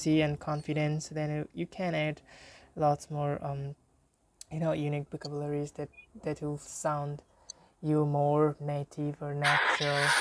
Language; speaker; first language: English; non-native, fluent; Bangla